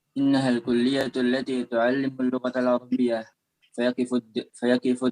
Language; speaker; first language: Arabic; non-native, learner; Indonesian